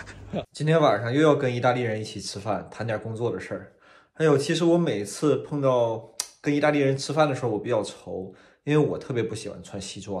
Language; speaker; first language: Chinese; native; Chinese